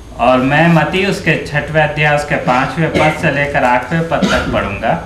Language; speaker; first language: Hindi; native; Hindi